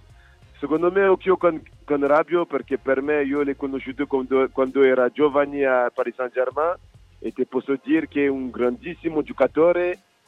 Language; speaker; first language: Italian; non-native, fluent; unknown